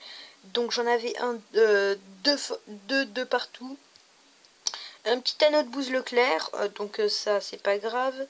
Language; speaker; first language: French; native; French